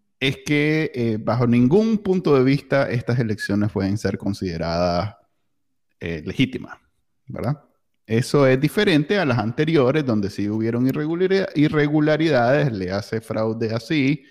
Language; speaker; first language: Spanish; native; Spanish